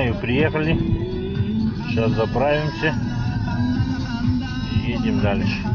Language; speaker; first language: Russian; non-native, local second language; Yakut